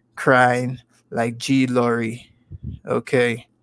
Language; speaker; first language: English; non-native, local second language; Igbo